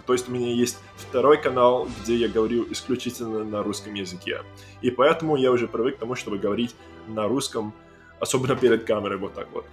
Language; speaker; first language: Russian; non-native, fluent; English